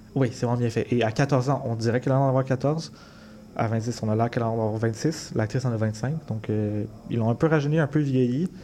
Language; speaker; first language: French; native; French